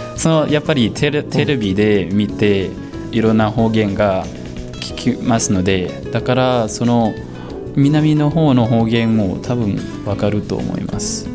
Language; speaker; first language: Japanese; non-native, fluent; Lao